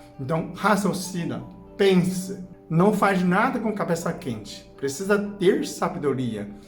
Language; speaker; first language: Portuguese; non-native, fluent; Chinese